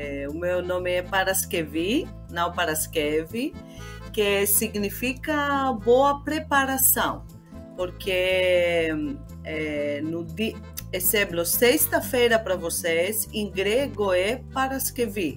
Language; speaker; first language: Portuguese; non-native, fluent; Greek